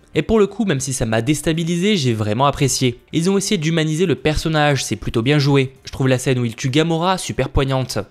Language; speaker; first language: French; native; French